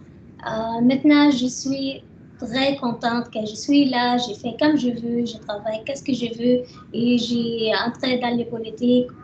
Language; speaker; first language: French; non-native, learner; Arabic